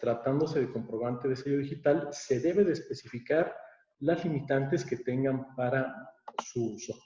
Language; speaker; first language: Spanish; native; Spanish